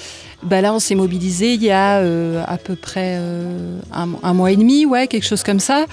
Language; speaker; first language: French; native; French